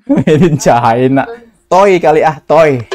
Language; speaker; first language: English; non-native, learner; Indonesian